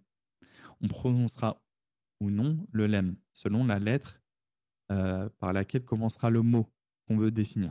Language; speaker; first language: French; native; French